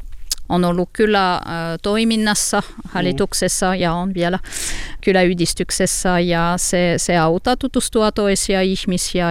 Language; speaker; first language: Finnish; non-native, learner; French